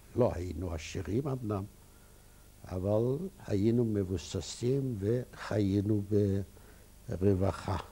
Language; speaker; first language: Hebrew; non-native, fluent; Yiddish